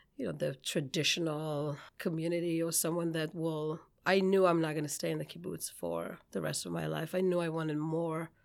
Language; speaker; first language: English; non-native, fluent; Hebrew